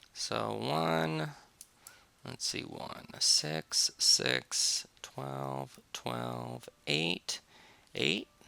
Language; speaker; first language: English; native; English